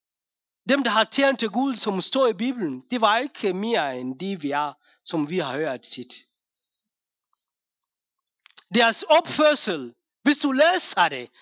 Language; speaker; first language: Danish; non-native, fluent; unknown